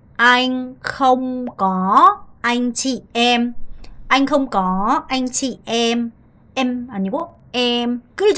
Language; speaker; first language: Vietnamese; non-native, fluent; Korean